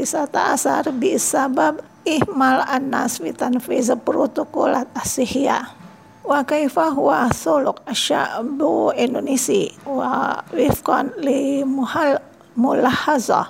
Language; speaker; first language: Arabic; non-native, learner; Indonesian